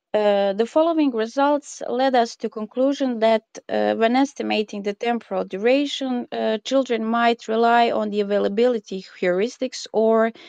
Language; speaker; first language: English; non-native, fluent; Croatian